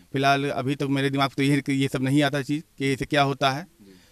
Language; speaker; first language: Hindi; native; Hindi